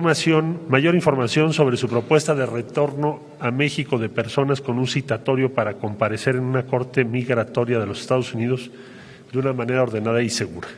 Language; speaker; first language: Spanish; native; Spanish